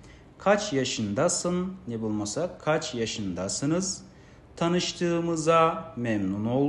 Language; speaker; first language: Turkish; non-native, fluent; Kazakh